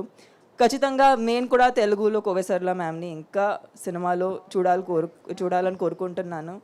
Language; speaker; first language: Telugu; non-native, local second language; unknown